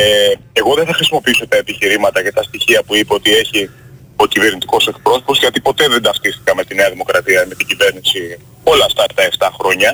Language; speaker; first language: Greek; native; Greek